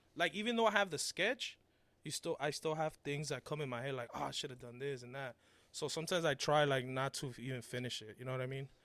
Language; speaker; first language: English; early bilingual, other home language; Spanish